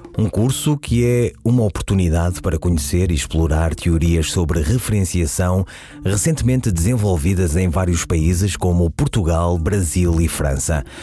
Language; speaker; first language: Portuguese; native; Portuguese